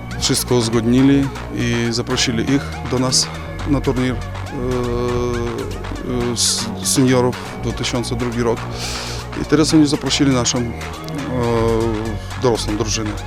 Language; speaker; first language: Polish; non-native, learner; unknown